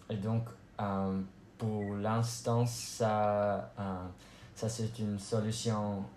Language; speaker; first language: French; non-native, learner; English